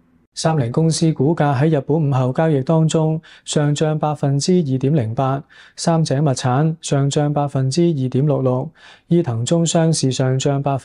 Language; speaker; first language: Cantonese; native; Cantonese